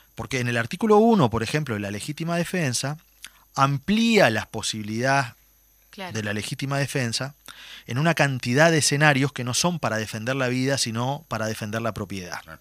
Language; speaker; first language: Spanish; native; Spanish